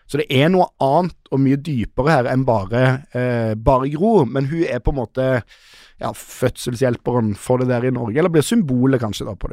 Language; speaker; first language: Norwegian; native; Norwegian